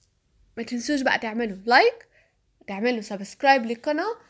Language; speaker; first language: Arabic; native; Arabic